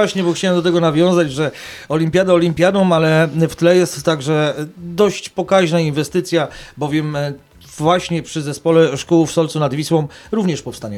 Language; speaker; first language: Polish; native; Polish